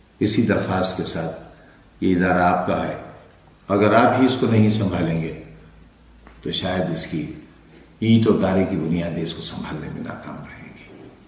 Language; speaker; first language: Urdu; native; Urdu